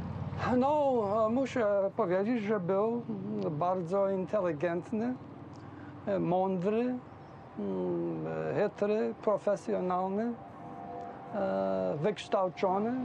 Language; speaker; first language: Polish; early bilingual, heritage; English